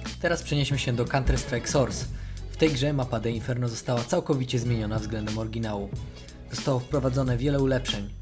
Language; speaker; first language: Polish; native; Polish